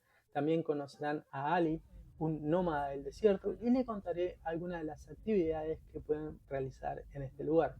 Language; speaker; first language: Spanish; native; Spanish